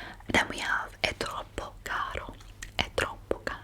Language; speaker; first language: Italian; early bilingual, heritage; English